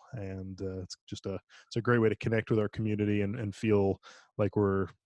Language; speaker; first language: English; native; English